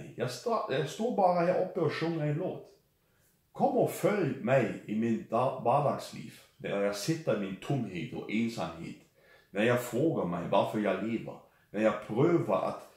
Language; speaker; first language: Swedish; non-native, fluent; German